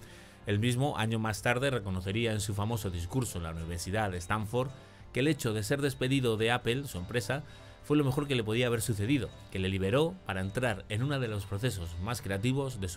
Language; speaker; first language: Spanish; native; Spanish